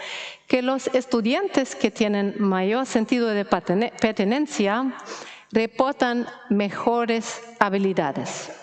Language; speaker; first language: Spanish; non-native, fluent; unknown